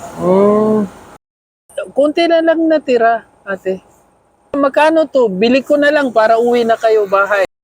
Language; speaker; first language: Filipino; non-native, learner; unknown